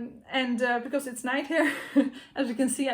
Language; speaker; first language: English; non-native, fluent; Dutch